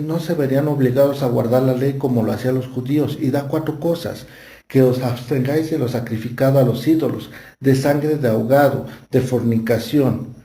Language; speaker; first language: Spanish; native; Spanish